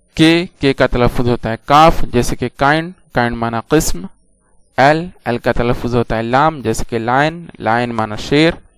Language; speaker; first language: Urdu; native; Urdu